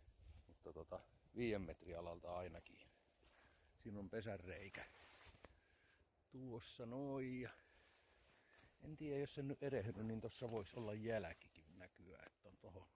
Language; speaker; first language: Finnish; native; Finnish